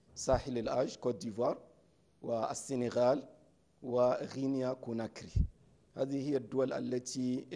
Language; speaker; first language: Arabic; non-native, fluent; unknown